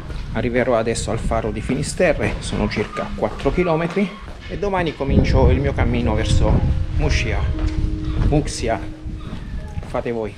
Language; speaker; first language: Italian; native; Italian